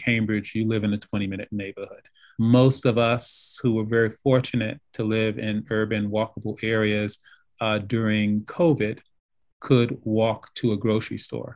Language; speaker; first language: English; native; English